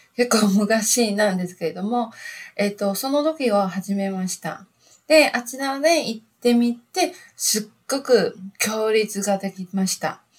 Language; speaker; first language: Japanese; non-native, learner; Chinese